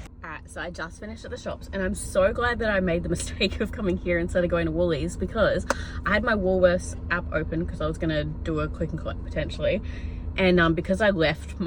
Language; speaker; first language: English; native; English